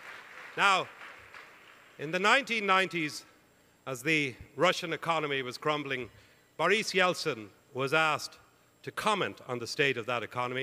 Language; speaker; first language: English; native; English